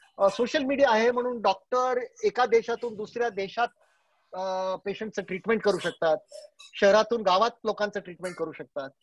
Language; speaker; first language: Marathi; non-native, local second language; Gujarati